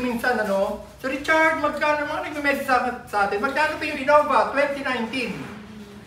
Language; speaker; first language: Filipino; native; Filipino